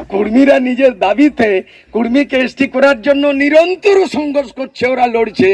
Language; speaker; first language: Bangla; non-native, local second language; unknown